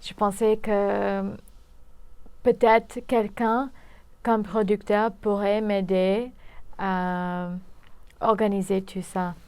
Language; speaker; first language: French; non-native, fluent; English